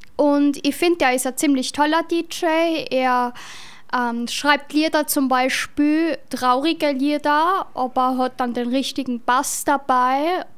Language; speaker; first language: German; native; German